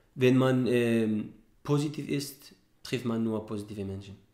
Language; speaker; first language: German; non-native, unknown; Arabic